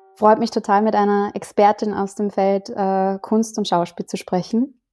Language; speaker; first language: German; native; German